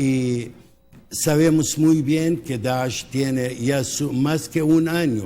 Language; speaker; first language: Spanish; early bilingual, heritage; Spanish